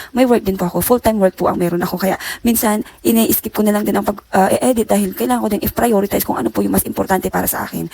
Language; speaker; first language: Filipino; native; Filipino